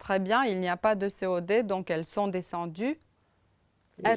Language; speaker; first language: French; non-native, fluent; Romanian